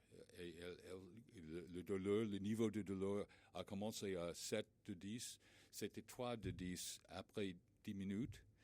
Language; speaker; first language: French; non-native, learner; English